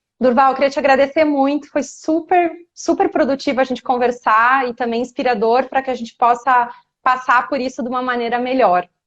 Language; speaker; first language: Portuguese; native; Portuguese